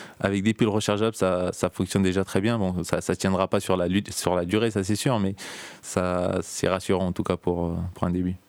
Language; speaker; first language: French; early bilingual, other home language; Turkish